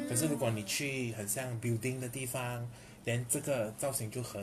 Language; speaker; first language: Chinese; native; Chinese